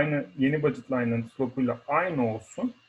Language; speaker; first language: Turkish; native; Turkish